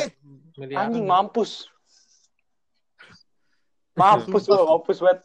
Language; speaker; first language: Indonesian; native; Indonesian